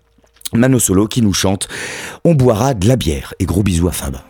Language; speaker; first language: French; native; French